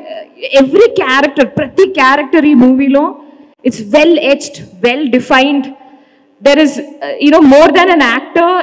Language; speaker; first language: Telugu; non-native, learner; Malayalam